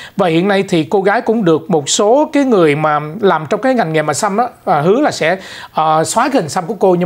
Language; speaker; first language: Vietnamese; early bilingual, heritage; Vietnamese